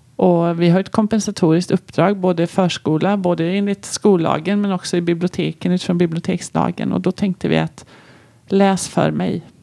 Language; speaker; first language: Swedish; native; Swedish